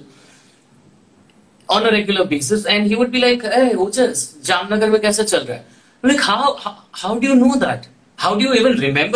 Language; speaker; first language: English; non-native, local second language; Gujarati